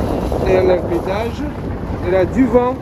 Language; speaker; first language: French; non-native, fluent; Russian